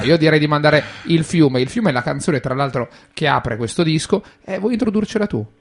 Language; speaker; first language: Italian; native; Italian